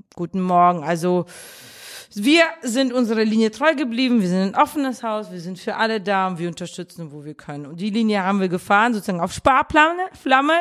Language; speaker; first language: German; early bilingual, other home language; Russian